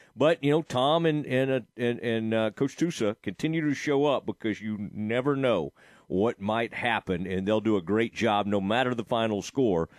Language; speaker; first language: English; native; English